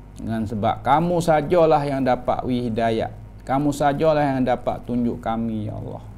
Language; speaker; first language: Malay; native; Malay